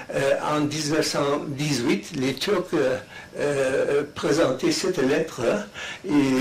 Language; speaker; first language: French; non-native, fluent; German